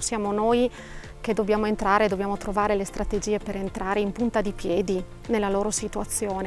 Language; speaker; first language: Italian; native; Italian